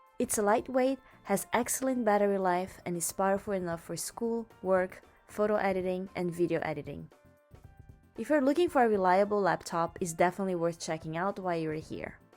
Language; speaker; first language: English; native; English